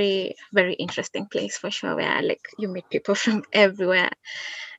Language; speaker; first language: English; non-native, local second language; Gusii